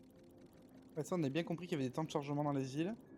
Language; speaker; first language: French; native; French